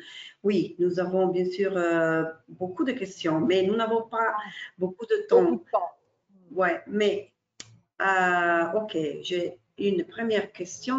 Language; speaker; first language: French; non-native, fluent; Italian